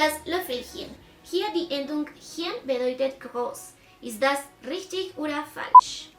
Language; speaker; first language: German; non-native, fluent; Spanish